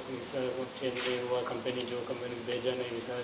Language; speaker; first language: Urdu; non-native, learner; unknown